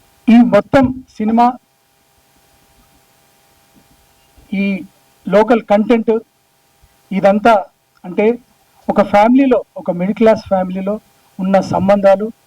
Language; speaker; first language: Telugu; native; Telugu